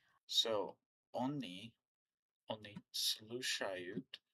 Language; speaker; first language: Russian; non-native, learner; English